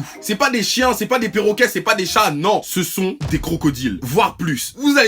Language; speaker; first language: French; native; French